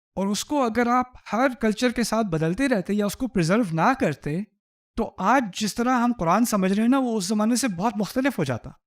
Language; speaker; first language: Urdu; early bilingual, heritage; Urdu